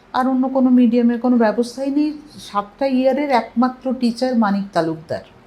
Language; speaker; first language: Bangla; non-native, local second language; Hindi